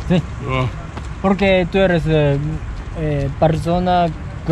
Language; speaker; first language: Spanish; non-native, learner; Japanese